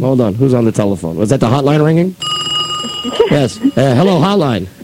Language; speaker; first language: English; native; English